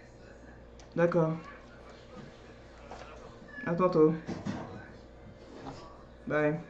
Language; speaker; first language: French; native; French